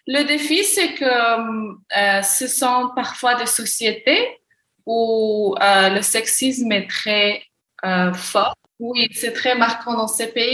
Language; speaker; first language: French; non-native, local second language; Arabic